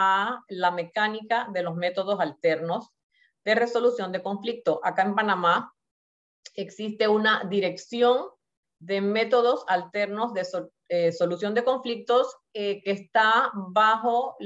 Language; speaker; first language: Spanish; native; Spanish